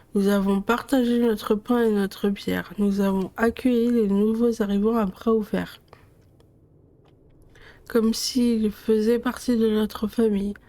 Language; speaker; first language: French; native; French